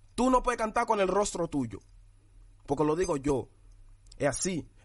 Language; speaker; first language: Spanish; early bilingual, other home language; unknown